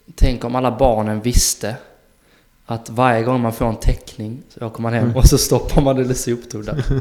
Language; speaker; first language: Swedish; native; Swedish